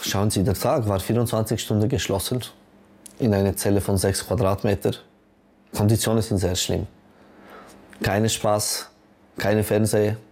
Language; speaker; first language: German; non-native, local second language; French